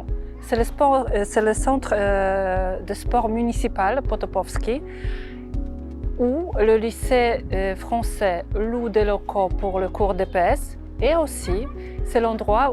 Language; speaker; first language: French; non-native, fluent; Russian